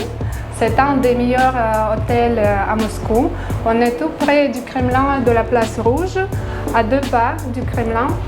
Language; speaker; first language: French; non-native, fluent; Russian